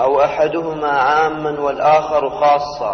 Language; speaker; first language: Arabic; native; Arabic